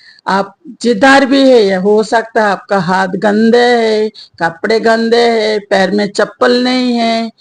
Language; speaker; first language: Hindi; non-native, local second language; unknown